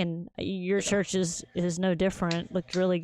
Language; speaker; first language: English; native; English